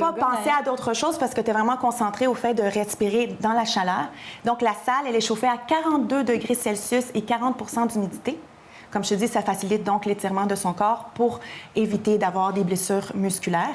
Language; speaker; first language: French; native; French